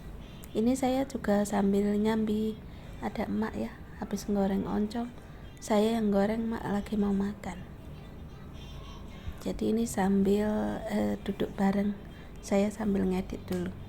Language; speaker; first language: Indonesian; native; Indonesian